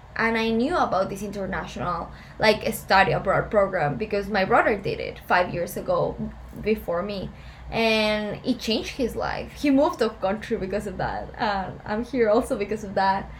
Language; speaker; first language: English; non-native, fluent; Spanish